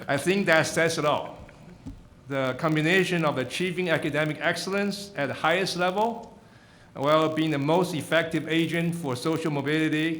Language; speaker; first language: English; non-native, fluent; Chinese